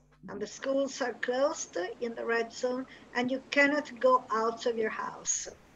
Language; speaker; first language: English; non-native, fluent; Italian